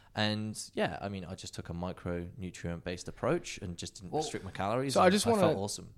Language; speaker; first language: English; native; English